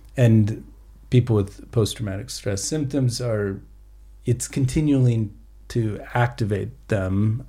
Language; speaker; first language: English; native; English